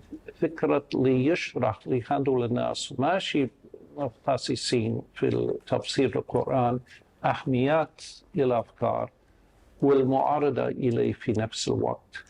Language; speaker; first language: Arabic; non-native, fluent; English